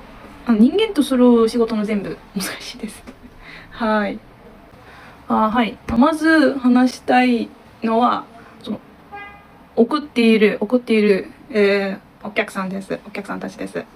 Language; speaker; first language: Japanese; non-native, learner; Turkish